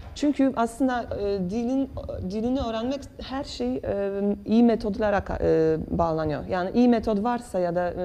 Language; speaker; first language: Turkish; non-native, fluent; Polish